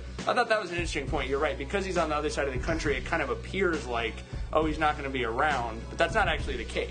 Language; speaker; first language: English; native; English